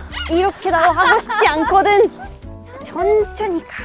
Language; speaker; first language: Korean; non-native, fluent; Japanese